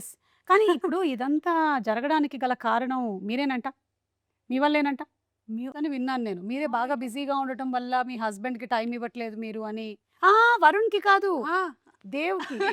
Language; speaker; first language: Telugu; native; Telugu